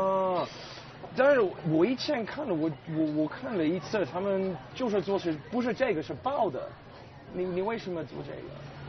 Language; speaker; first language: Chinese; non-native, learner; English